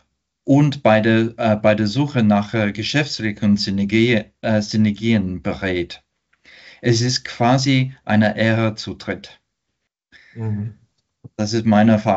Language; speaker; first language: German; non-native, fluent; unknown